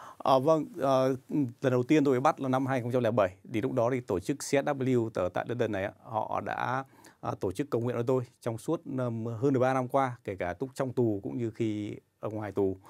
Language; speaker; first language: Vietnamese; native; Vietnamese